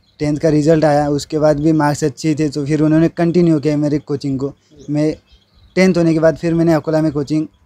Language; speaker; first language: Hindi; non-native, local second language; Marathi